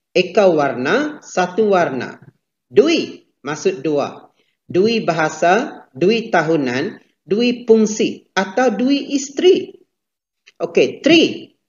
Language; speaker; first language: Malay; native; Malay